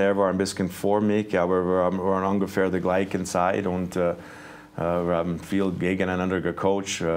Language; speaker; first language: German; non-native, fluent; English